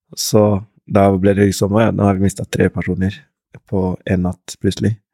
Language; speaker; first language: Norwegian; early bilingual, other home language; Rundi